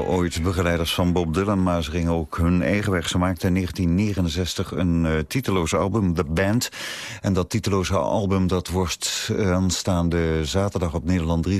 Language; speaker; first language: Dutch; native; Dutch